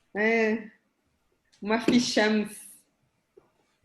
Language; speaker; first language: Arabic; native; Arabic